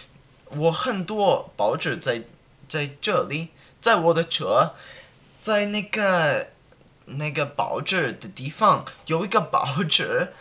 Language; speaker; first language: Chinese; non-native, learner; English